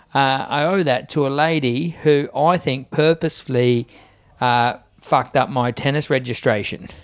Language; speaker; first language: English; native; English